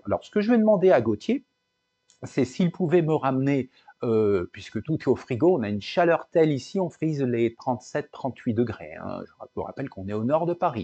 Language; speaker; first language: French; native; French